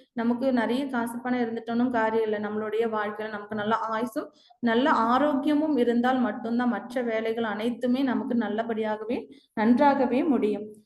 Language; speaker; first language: Tamil; non-native, local second language; Malayalam